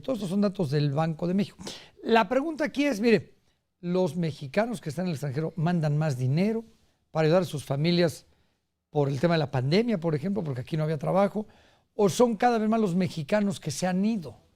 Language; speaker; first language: Spanish; native; Spanish